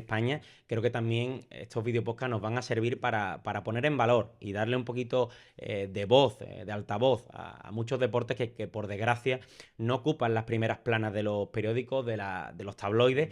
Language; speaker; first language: Spanish; native; Spanish